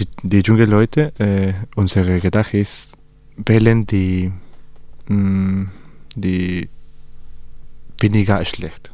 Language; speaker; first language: German; non-native, learner; Spanish